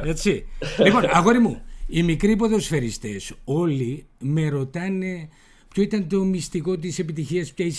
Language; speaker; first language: Greek; native; Greek